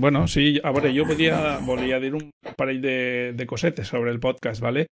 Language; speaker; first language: Spanish; non-native, local second language; Catalan